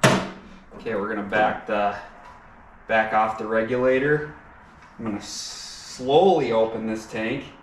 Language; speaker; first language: English; native; English